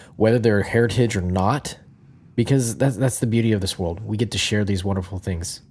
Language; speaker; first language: English; native; English